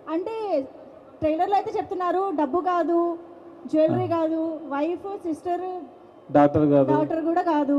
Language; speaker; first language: Telugu; native; Telugu